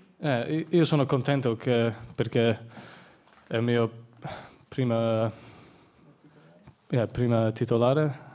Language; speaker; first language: Italian; non-native, learner; English